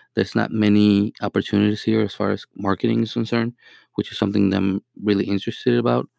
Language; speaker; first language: English; non-native, fluent; Spanish